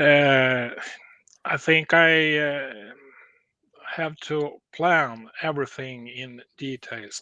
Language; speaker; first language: English; non-native, learner; Swedish